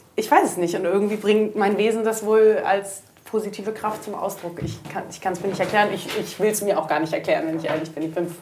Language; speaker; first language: German; native; German